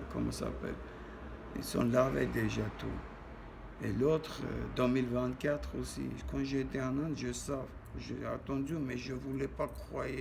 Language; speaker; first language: French; non-native, learner; Armenian